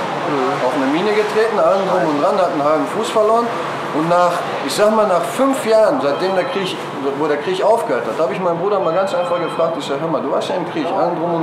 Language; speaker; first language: German; early bilingual, other home language; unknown